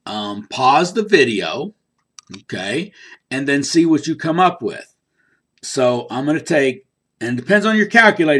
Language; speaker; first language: English; native; English